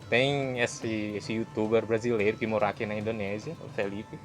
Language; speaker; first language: Portuguese; non-native, fluent; Indonesian